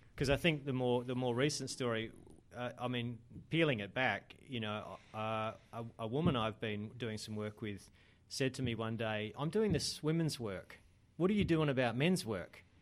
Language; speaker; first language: English; native; English